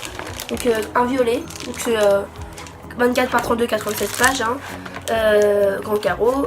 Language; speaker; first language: French; native; French